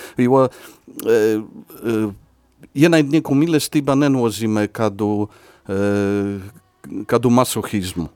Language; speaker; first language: Latvian; non-native, fluent; Polish